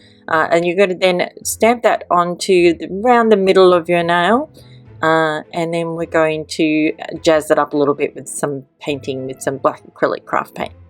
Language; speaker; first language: English; native; English